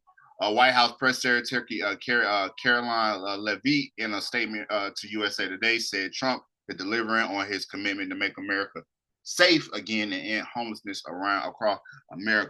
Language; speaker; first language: English; native; English